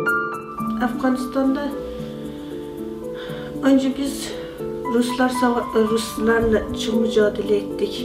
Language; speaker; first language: Turkish; non-native, fluent; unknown